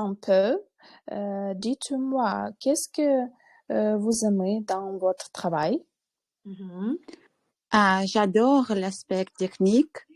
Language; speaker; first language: French; non-native, learner; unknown